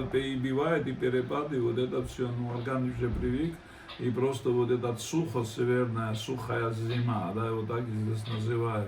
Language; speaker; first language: Russian; non-native, fluent; Georgian